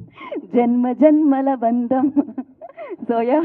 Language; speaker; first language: Telugu; native; Telugu